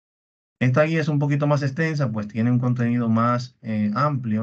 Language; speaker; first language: Spanish; native; Spanish